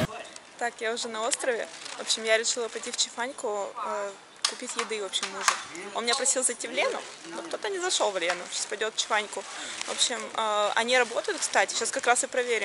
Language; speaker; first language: Russian; native; Russian